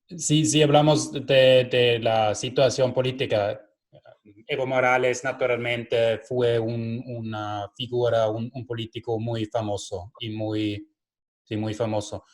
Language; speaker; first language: Spanish; non-native, learner; German